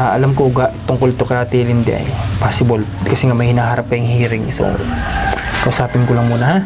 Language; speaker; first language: Filipino; native; Filipino